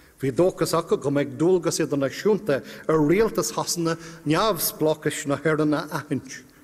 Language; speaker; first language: Irish; non-native, local second language; English